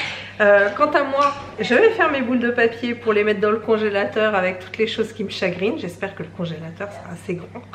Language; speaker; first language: French; native; French